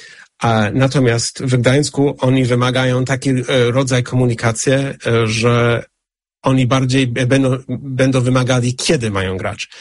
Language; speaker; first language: Polish; non-native, fluent; English